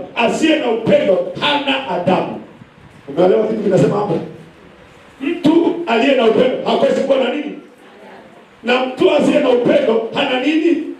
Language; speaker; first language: Swahili; non-native, local second language; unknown